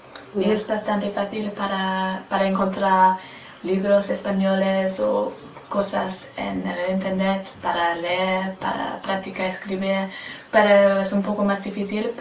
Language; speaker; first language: Spanish; non-native, learner; English